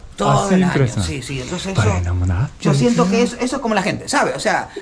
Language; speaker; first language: Spanish; native; Spanish